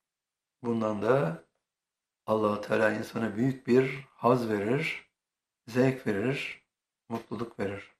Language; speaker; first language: Turkish; native; Turkish